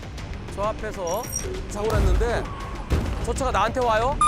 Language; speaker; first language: Korean; native; Korean